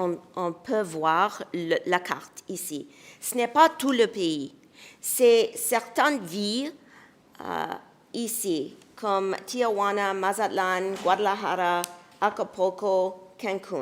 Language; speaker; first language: French; non-native, local second language; English